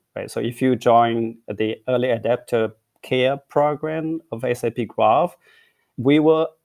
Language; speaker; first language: English; non-native, fluent; Chinese